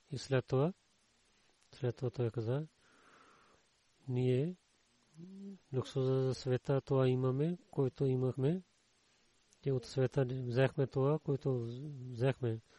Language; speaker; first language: Bulgarian; non-native, learner; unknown